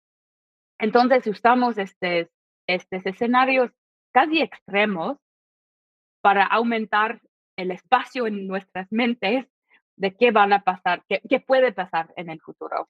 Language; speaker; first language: Spanish; non-native, fluent; English